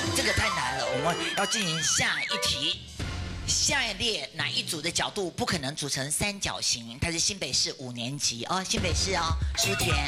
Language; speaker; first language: Chinese; native; Chinese